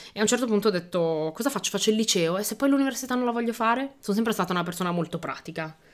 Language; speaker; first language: Italian; early bilingual, other home language; Albanian